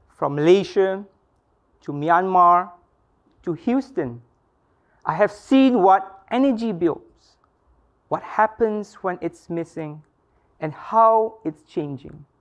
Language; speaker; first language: English; non-native, local second language; Malay